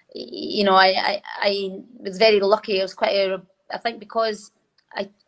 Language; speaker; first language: English; native; English